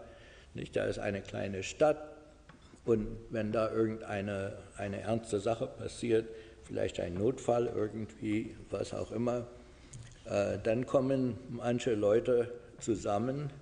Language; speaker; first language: German; non-native, fluent; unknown